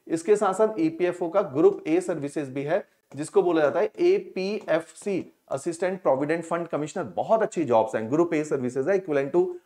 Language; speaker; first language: Hindi; non-native, local second language; Punjabi